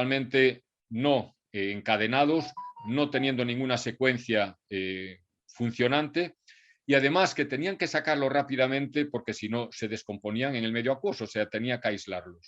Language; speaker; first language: Spanish; native; Spanish